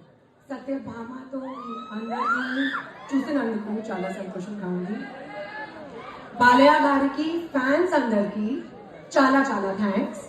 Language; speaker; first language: Telugu; non-native, learner; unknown